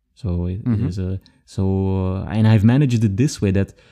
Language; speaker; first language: English; non-native, fluent; Dutch